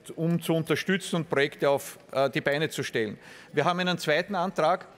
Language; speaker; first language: German; native; German